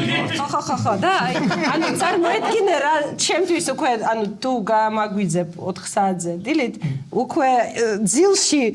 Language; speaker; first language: Georgian; non-native, fluent; Russian